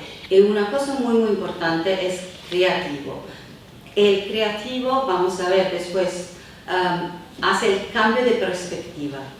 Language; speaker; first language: Spanish; non-native, fluent; Italian